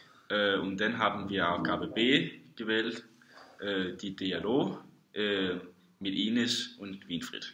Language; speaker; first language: German; non-native, learner; Danish